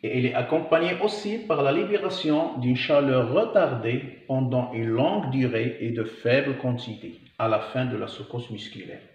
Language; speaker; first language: French; non-native, local second language; Arabic